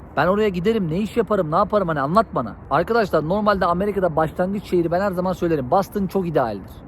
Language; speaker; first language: Turkish; native; Turkish